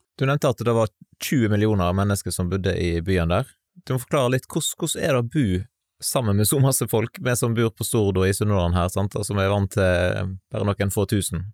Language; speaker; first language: Norwegian; native; Norwegian